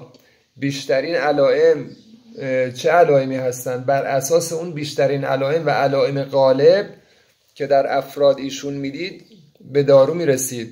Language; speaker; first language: Persian; native; Persian